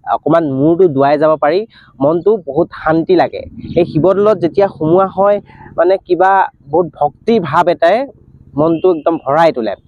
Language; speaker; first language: Assamese; native; Assamese